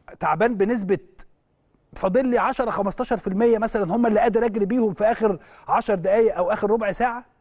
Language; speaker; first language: Arabic; native; Arabic